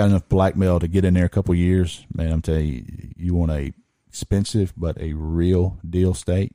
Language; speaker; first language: English; native; English